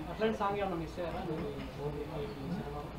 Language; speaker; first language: Telugu; native; Telugu